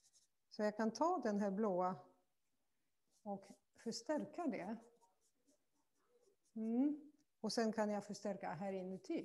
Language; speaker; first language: Swedish; non-native, fluent; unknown